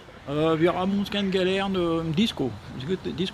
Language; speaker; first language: German; non-native, fluent; French